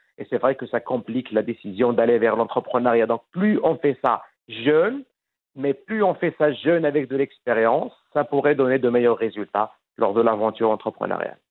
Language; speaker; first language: French; non-native, fluent; Arabic